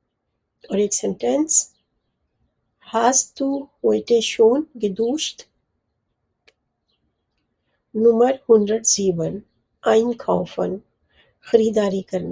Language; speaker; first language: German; non-native, fluent; Urdu